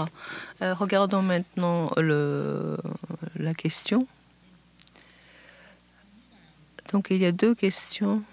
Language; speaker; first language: French; non-native, fluent; Japanese